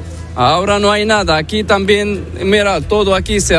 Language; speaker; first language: Spanish; non-native, learner; Arabic